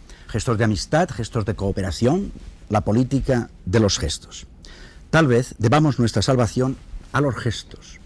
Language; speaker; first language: Spanish; native; Spanish